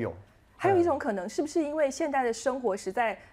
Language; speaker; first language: Chinese; native; Chinese